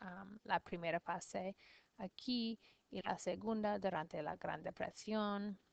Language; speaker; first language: Spanish; non-native, learner; English